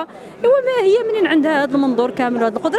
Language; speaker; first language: Arabic; native; Arabic